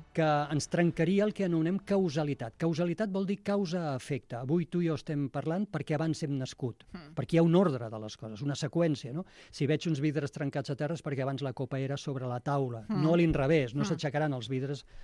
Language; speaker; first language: Catalan; native; Catalan